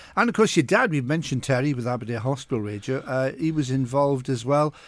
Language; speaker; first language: English; native; English